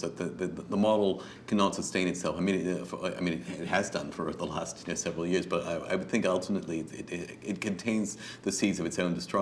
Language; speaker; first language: English; native; English